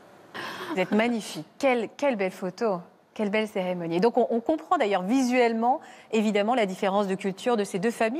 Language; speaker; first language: French; native; French